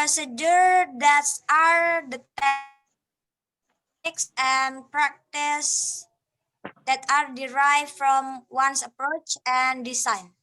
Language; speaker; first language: English; non-native, learner; Indonesian